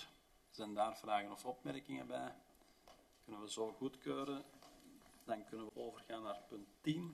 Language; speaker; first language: Dutch; native; Dutch